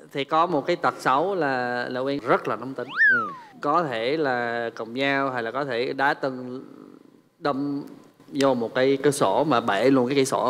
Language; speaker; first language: Vietnamese; non-native, fluent; English